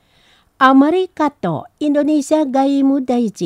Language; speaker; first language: Japanese; non-native, learner; Indonesian